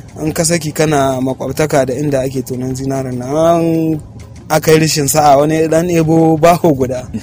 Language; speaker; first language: Hausa; native; Hausa